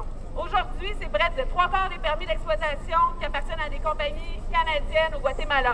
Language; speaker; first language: French; native; French